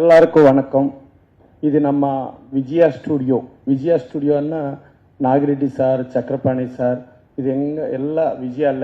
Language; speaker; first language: Tamil; non-native, learner; Telugu